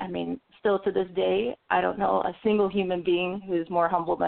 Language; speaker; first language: English; native; English